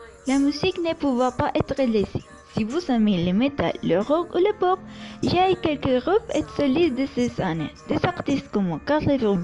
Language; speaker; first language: French; non-native, learner; Spanish